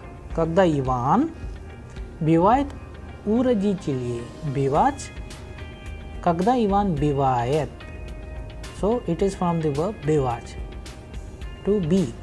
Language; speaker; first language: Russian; non-native, fluent; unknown